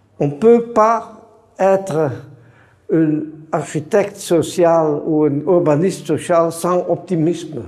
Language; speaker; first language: French; non-native, fluent; Dutch